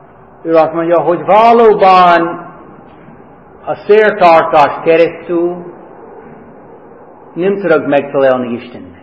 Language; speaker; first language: Hungarian; non-native, fluent; English